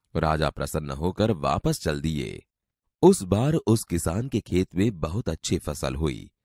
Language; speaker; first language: Hindi; non-native, local second language; Gujarati